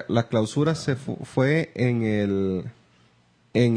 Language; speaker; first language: Spanish; native; Spanish